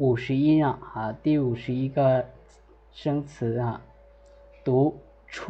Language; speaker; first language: Chinese; non-native, fluent; Lao